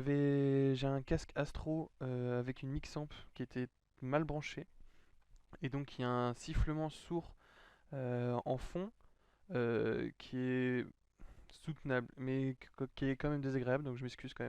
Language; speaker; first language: French; native; French